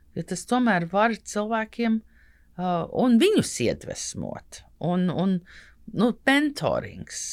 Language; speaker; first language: Latvian; early bilingual, heritage; Latvian